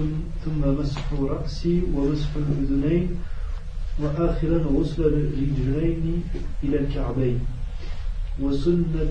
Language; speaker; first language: Arabic; non-native, learner; French